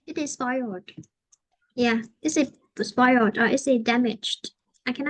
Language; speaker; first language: English; non-native, fluent; Vietnamese